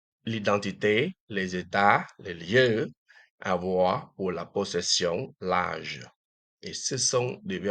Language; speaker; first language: French; non-native, fluent; Khmer